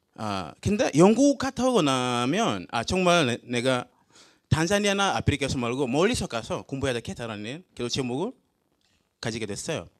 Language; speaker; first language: Korean; non-native, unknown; Swahili